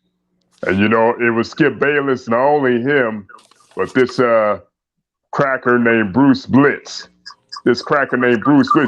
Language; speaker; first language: English; native; English